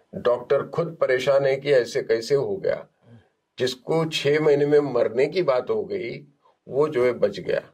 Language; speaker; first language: Hindi; non-native, local second language; Gujarati